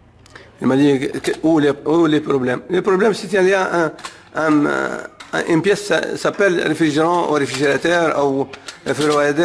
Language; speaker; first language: French; non-native, learner; Arabic